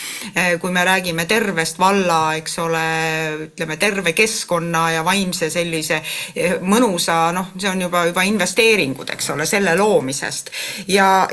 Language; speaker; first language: Estonian; native; Estonian